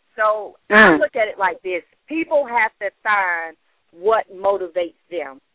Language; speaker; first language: English; native; English